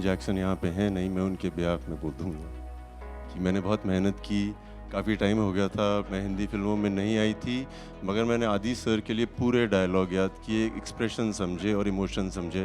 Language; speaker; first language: Hindi; native; Hindi